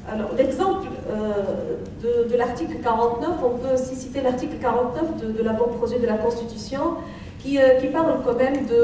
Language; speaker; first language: French; non-native, local second language; Arabic